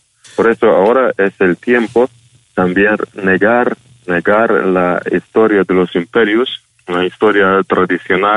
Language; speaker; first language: Spanish; non-native, fluent; Ukrainian